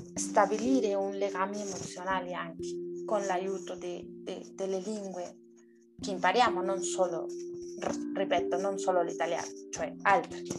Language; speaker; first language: Italian; non-native, learner; Spanish